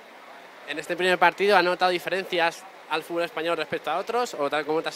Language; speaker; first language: Spanish; native; Spanish